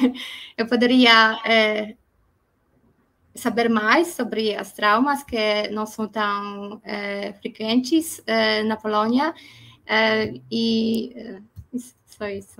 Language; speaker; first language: Portuguese; non-native, learner; Polish